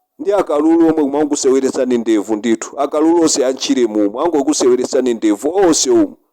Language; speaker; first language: Nyanja; native; Nyanja